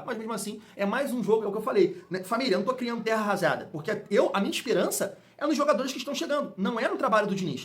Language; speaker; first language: Portuguese; native; Portuguese